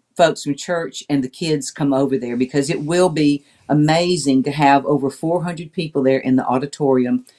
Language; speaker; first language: English; native; English